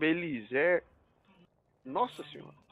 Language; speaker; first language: Portuguese; native; Portuguese